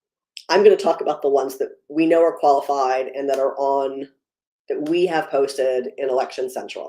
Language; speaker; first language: English; native; English